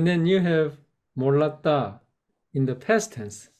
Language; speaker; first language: English; non-native, fluent; Korean